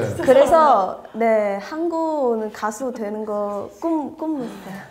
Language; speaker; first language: Korean; non-native, fluent; Chinese